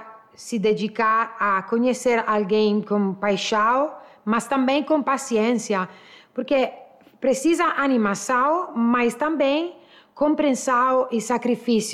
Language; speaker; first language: Portuguese; non-native, learner; Italian